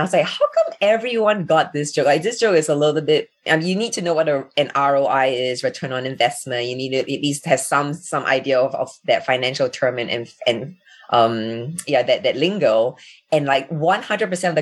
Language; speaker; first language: English; native; English